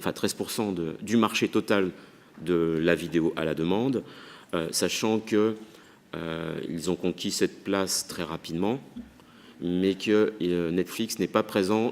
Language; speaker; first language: French; native; French